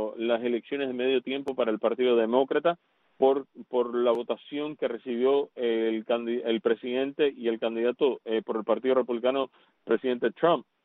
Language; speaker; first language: Spanish; early bilingual, heritage; Spanish